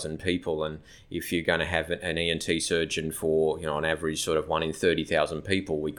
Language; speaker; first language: English; native; English